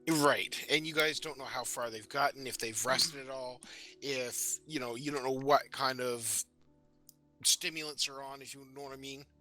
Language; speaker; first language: English; native; English